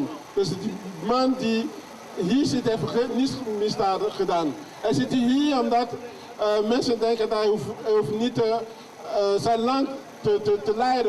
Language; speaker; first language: Dutch; non-native, learner; French